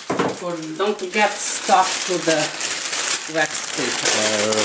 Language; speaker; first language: English; non-native, learner; Portuguese